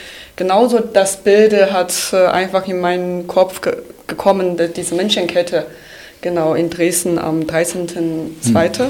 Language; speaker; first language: German; non-native, fluent; Chinese